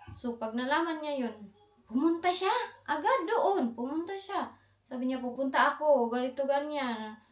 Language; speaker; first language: Filipino; non-native, local second language; Cebuano